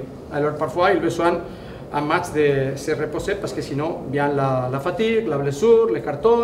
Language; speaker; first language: French; non-native, fluent; Spanish